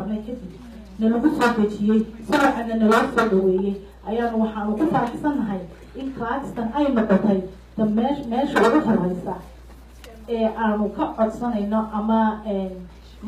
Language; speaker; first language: Somali; native; Somali